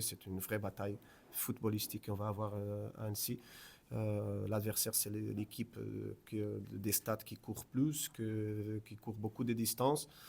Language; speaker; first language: French; non-native, fluent; Portuguese